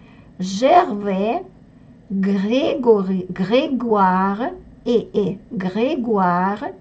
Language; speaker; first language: French; non-native, fluent; Russian